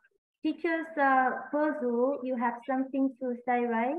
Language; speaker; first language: English; non-native, learner; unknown